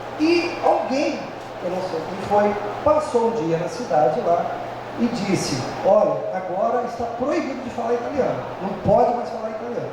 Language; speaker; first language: Portuguese; native; Portuguese